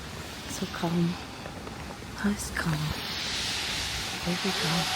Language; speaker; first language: English; non-native, local second language; Filipino